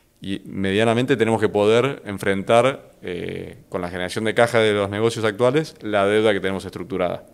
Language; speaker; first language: Spanish; native; Spanish